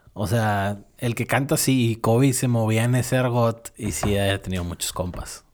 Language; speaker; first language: Spanish; native; Spanish